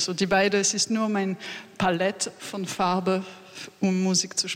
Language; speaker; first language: German; non-native, fluent; French